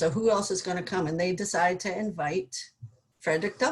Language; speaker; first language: English; native; English